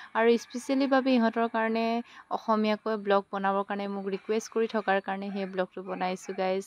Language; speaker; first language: Assamese; non-native, local second language; Mising